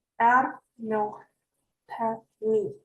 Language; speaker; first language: German; non-native, fluent; Ukrainian